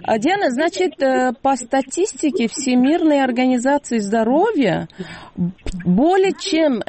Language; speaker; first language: Russian; non-native, local second language; Uzbek